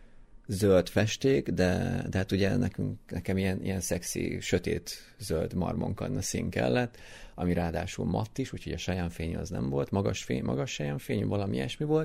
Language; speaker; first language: Hungarian; native; Hungarian